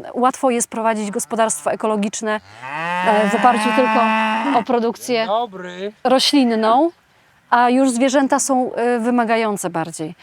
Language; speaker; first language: Polish; native; Polish